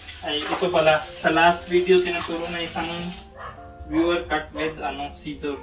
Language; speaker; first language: Filipino; non-native, learner; Punjabi